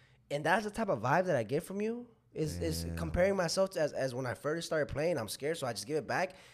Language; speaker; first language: English; early bilingual, other home language; Spanish